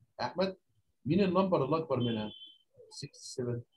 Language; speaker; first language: Arabic; native; Arabic